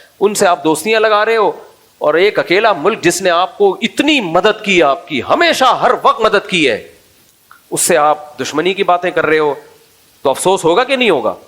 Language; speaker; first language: Urdu; native; Urdu